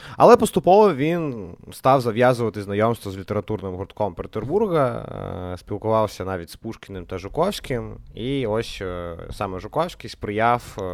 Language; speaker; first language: Ukrainian; native; Ukrainian